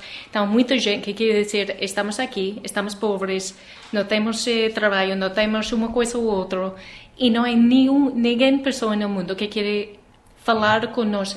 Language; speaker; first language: Portuguese; non-native, learner; English